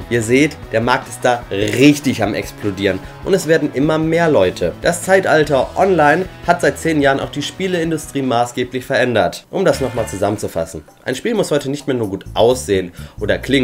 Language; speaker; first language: German; native; German